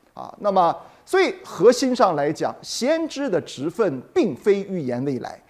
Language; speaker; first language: Chinese; native; Chinese